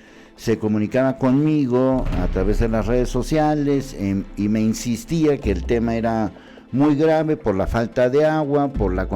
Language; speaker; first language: Spanish; native; Spanish